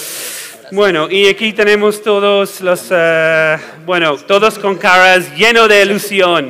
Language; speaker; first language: Spanish; non-native, fluent; English